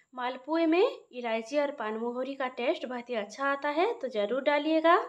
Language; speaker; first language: Hindi; non-native, local second language; Odia